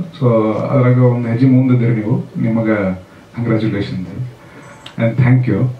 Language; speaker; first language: Kannada; native; Kannada